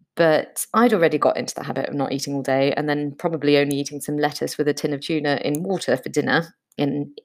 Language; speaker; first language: English; native; English